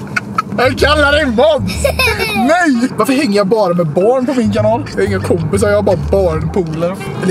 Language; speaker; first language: Swedish; native; Swedish